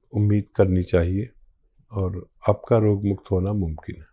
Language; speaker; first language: Hindi; native; Hindi